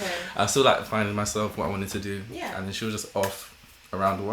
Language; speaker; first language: English; native; English